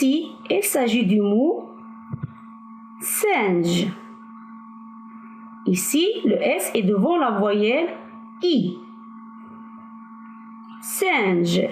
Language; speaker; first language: French; non-native, local second language; Arabic